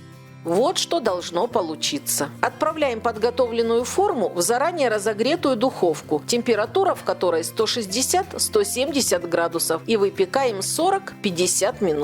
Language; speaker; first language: Russian; native; Russian